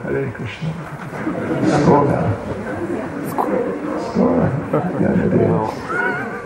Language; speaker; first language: Russian; non-native, learner; English